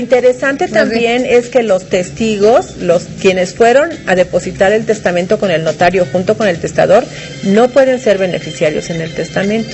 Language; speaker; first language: Spanish; native; Spanish